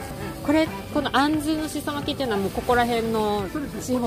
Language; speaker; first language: Japanese; native; Japanese